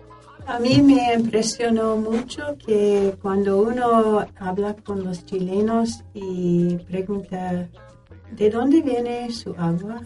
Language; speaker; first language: Spanish; non-native, fluent; English